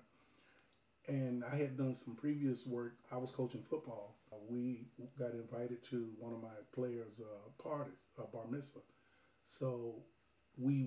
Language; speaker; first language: English; native; English